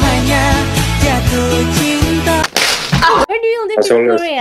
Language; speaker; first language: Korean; non-native, learner; Indonesian